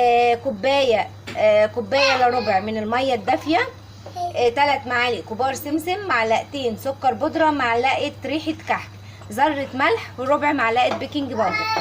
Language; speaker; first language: Arabic; native; Arabic